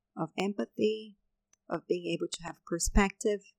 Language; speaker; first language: English; non-native, fluent; Portuguese